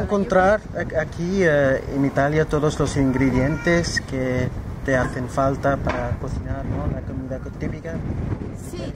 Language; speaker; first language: Spanish; non-native, fluent; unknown